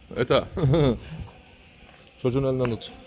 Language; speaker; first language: Russian; non-native, learner; Turkish